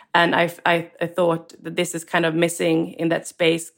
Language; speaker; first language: English; non-native, fluent; Swedish